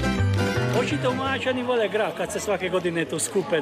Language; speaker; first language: Croatian; early bilingual, heritage; Croatian